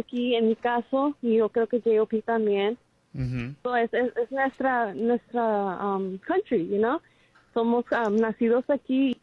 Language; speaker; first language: Spanish; early bilingual, heritage; Spanish